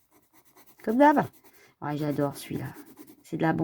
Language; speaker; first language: French; native; French